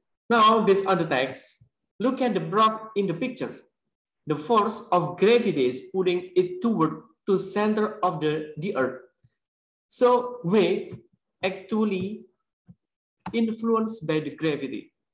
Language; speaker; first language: English; non-native, learner; Indonesian